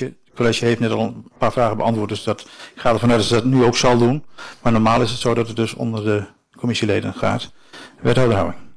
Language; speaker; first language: Dutch; native; Dutch